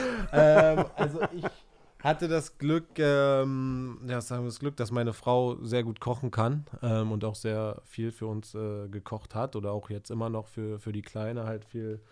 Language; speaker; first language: German; native; German